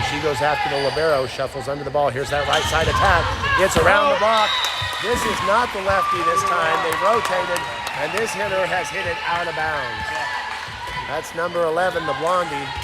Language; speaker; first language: English; native; English